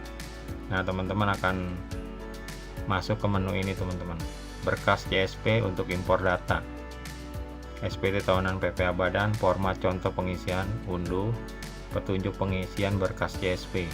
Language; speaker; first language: Indonesian; native; Indonesian